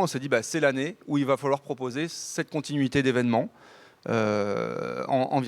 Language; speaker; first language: French; native; French